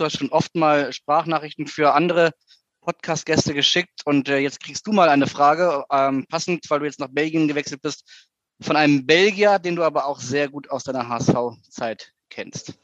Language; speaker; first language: German; native; German